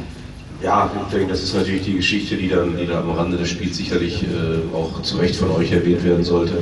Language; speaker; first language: German; native; German